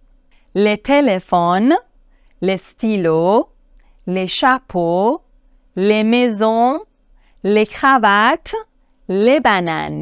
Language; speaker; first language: French; non-native, fluent; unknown